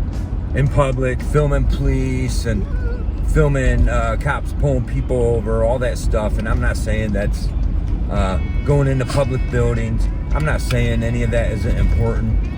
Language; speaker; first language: English; native; English